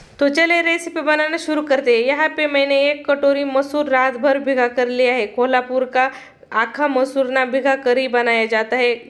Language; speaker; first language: Hindi; non-native, local second language; Marathi